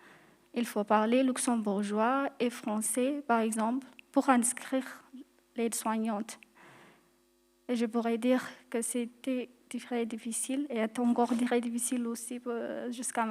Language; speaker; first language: French; non-native, fluent; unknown